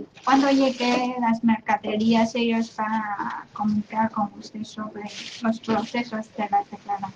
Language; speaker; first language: Spanish; non-native, fluent; Chinese